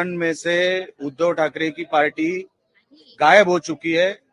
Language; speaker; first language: Hindi; non-native, local second language; Marathi